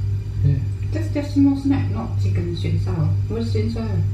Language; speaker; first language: English; non-native, local second language; Indonesian